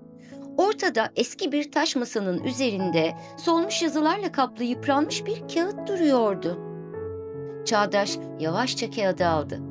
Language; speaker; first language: Turkish; native; Turkish